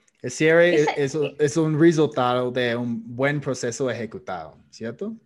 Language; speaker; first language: Spanish; non-native, fluent; English